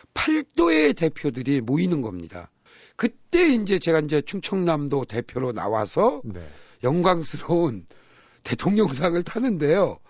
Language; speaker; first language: Korean; native; Korean